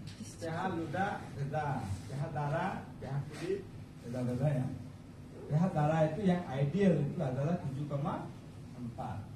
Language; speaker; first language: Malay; non-native, fluent; Bangla